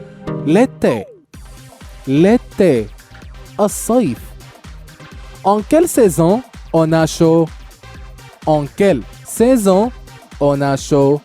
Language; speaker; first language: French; non-native, fluent; Arabic